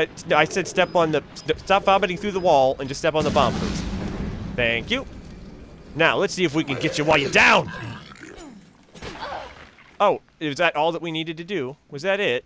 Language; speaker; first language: English; native; English